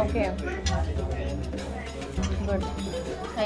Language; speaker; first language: English; non-native, local second language; Malayalam